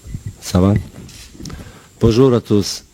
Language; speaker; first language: French; non-native, learner; Bosnian